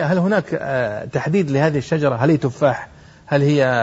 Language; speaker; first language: Arabic; native; Arabic